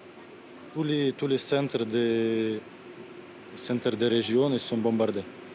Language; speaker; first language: French; non-native, learner; Ukrainian